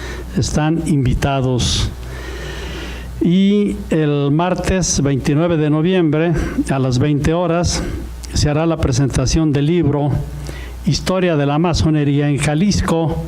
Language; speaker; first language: Spanish; native; Spanish